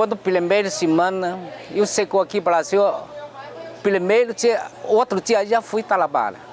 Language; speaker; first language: Portuguese; non-native, learner; Chinese